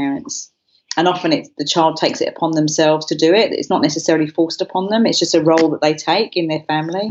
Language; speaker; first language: English; non-native, local second language; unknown